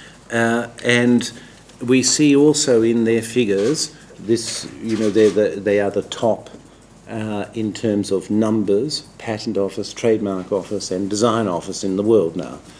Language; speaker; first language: English; native; English